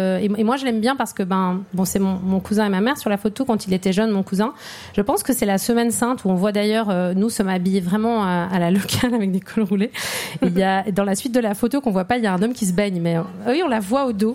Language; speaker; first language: French; native; French